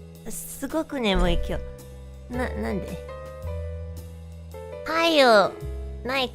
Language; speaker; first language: Japanese; non-native, learner; Chinese